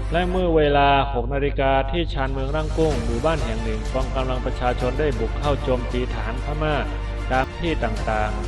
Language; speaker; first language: Thai; non-native, fluent; Burmese